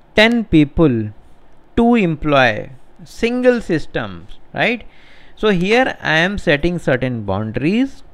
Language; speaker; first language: English; non-native, local second language; Hindi